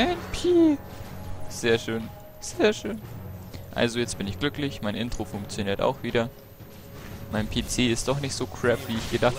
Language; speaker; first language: German; native; German